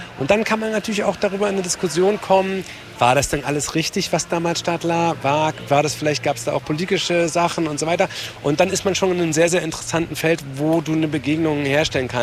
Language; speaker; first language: German; native; German